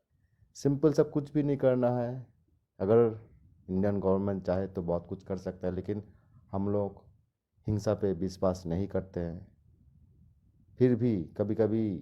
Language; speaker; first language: Hindi; non-native, local second language; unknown